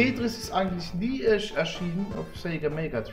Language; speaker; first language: German; native; German